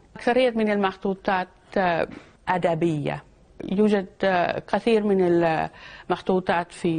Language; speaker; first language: Arabic; non-native, fluent; Danish